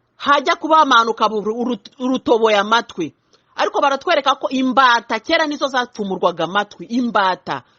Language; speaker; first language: Kinyarwanda; early bilingual, heritage; Kinyarwanda